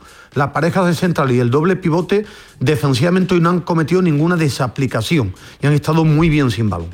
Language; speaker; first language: Spanish; native; Spanish